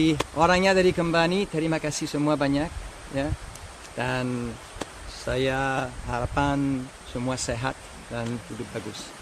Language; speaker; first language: Indonesian; non-native, learner; English